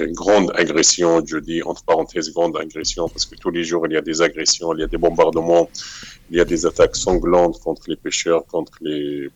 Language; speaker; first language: French; non-native, fluent; Arabic